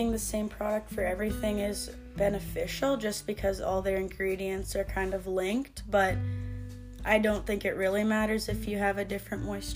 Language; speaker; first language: English; native; English